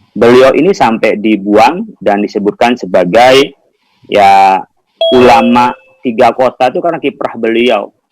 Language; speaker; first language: Indonesian; non-native, local second language; Madurese